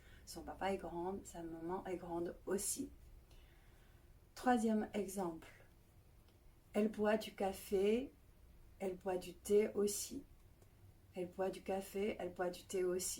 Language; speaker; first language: French; non-native, fluent; Chinese